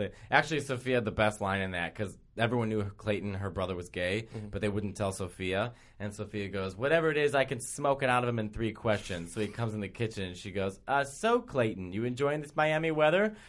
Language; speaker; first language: English; native; English